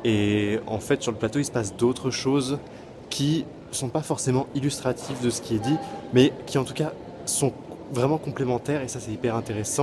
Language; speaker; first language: French; native; French